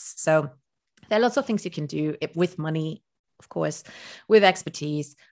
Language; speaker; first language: English; non-native, fluent; Luxembourgish